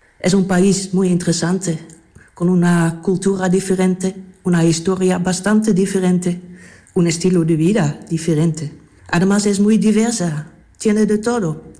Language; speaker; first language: Spanish; non-native, fluent; Dutch